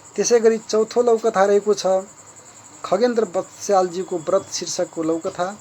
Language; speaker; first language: Nepali; non-native, local second language; Maithili